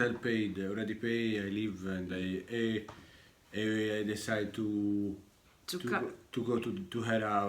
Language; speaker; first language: English; non-native, learner; Italian